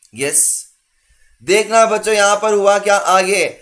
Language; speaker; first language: Hindi; non-native, local second language; Marathi